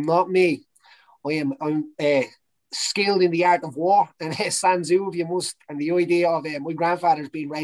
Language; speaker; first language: English; native; English